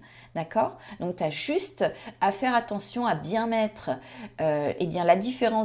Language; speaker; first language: French; native; French